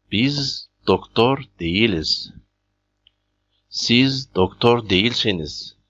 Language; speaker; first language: Turkish; non-native, fluent; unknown